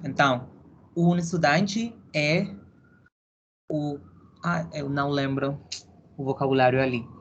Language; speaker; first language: Portuguese; non-native, learner; Spanish